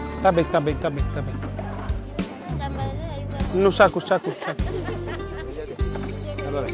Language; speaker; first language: Portuguese; non-native, learner; Vietnamese